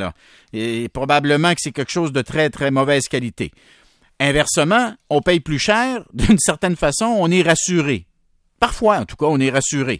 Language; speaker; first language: French; native; French